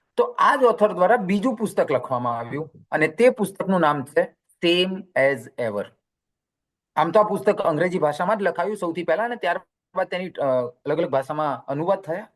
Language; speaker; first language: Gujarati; native; Gujarati